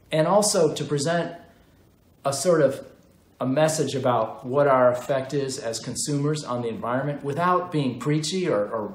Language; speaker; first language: English; native; English